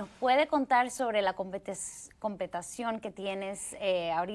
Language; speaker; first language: Spanish; early bilingual, heritage; Spanish